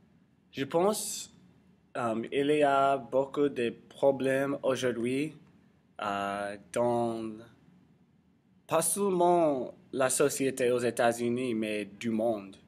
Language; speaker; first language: French; non-native, learner; English